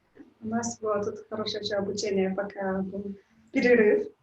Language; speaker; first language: Russian; native; Russian